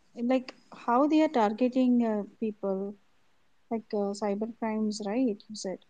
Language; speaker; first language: English; non-native, local second language; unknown